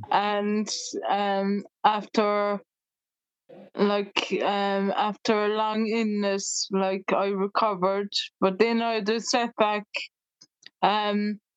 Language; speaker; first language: English; native; English